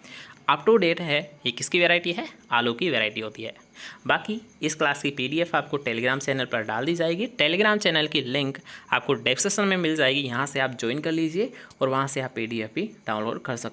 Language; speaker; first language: Hindi; native; Hindi